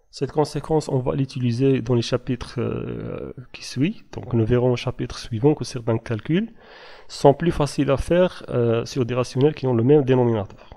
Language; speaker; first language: French; non-native, local second language; Arabic